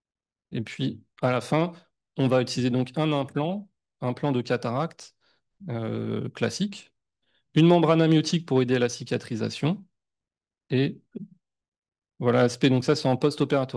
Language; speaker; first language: French; native; French